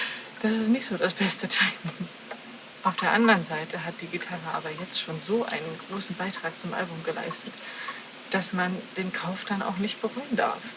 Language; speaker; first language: German; native; German